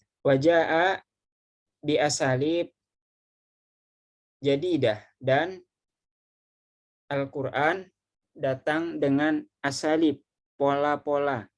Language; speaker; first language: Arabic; non-native, fluent; Indonesian